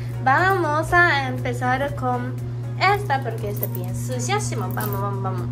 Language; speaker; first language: Spanish; non-native, learner; Japanese